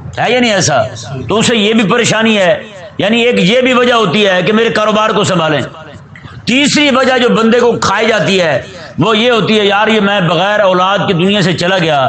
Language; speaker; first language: Urdu; non-native, local second language; Punjabi